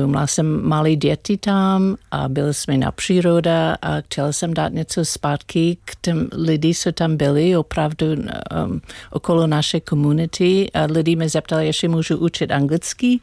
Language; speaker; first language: Czech; non-native, learner; English